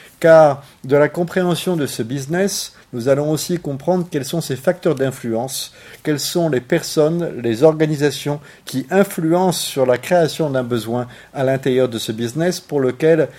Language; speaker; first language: French; native; French